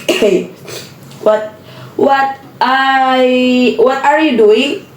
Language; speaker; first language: English; non-native, learner; Indonesian